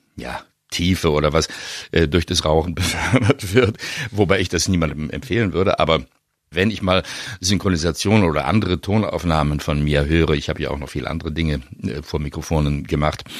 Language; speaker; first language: German; native; German